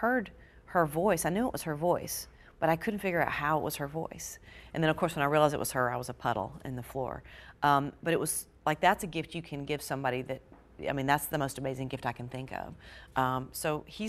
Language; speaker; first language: English; native; English